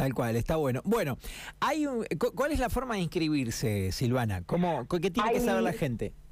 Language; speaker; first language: Spanish; native; Spanish